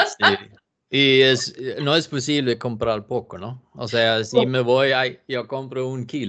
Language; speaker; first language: Spanish; non-native, fluent; Swedish